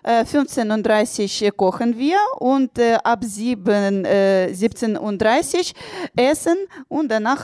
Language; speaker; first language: German; non-native, learner; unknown